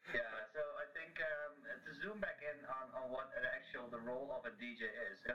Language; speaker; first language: English; non-native, fluent; Dutch